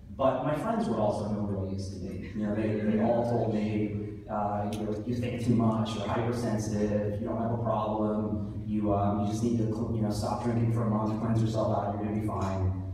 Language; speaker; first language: English; native; English